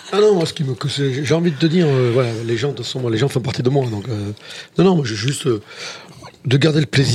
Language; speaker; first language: French; native; French